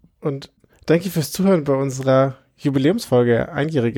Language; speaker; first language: German; native; German